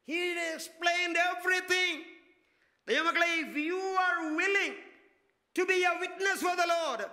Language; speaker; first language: English; non-native, local second language; Malayalam